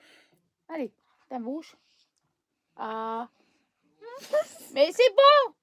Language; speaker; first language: French; native; French